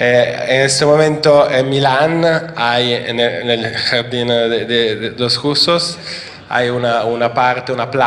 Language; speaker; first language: Spanish; non-native, fluent; Italian